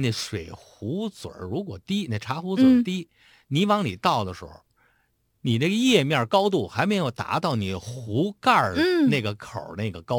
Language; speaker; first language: Chinese; native; Chinese